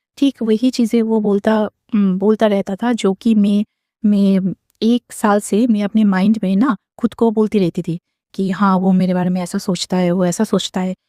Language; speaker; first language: Hindi; non-native, local second language; Bangla